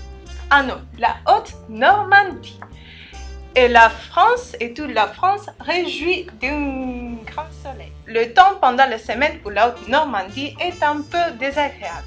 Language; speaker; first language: French; non-native, learner; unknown